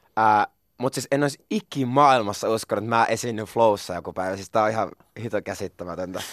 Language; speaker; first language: Finnish; non-native, local second language; Swedish